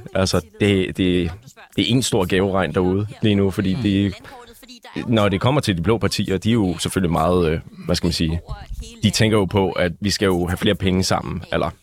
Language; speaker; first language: Danish; native; Danish